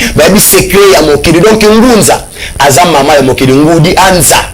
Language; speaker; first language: Lingala; non-native, local second language; Kongo